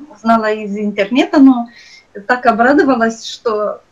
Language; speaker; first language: Russian; non-native, local second language; Romanian